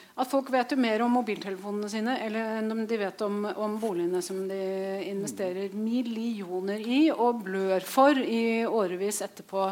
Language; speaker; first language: Norwegian; native; Norwegian